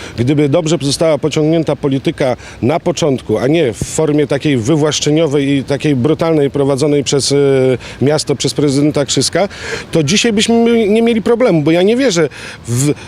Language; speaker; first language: Polish; native; Polish